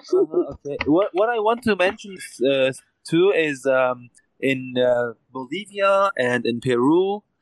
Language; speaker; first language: English; non-native, learner; German